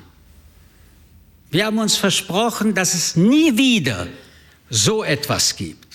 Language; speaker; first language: German; early bilingual, other home language; French